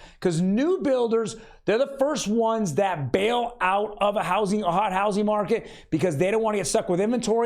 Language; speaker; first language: English; native; English